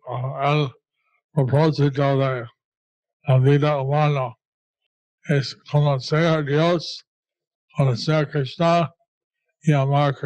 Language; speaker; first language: Spanish; non-native, learner; English